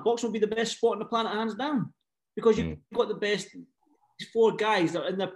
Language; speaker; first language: English; native; English